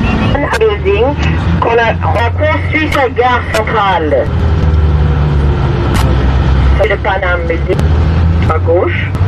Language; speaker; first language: French; non-native, fluent; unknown